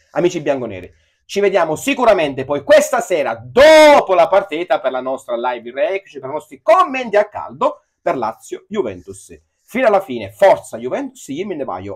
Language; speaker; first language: Italian; native; Italian